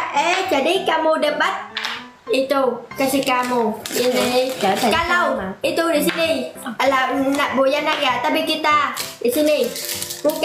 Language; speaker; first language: Indonesian; non-native, learner; Vietnamese